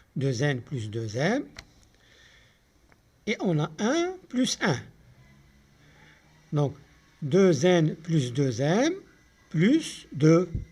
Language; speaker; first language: French; non-native, local second language; Arabic